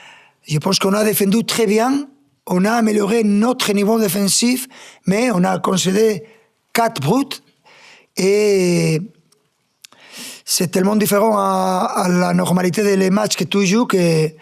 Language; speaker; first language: French; non-native, fluent; Spanish